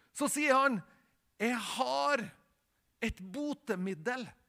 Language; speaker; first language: Norwegian; native; Norwegian